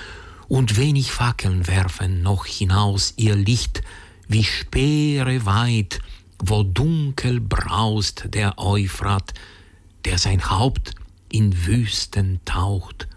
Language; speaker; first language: German; native; German